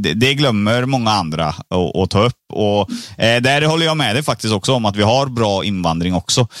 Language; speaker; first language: Swedish; early bilingual, other home language; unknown